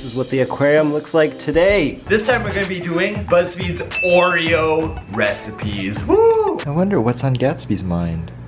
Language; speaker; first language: English; native; English